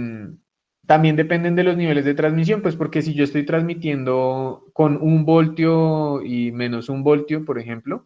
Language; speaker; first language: Spanish; native; Spanish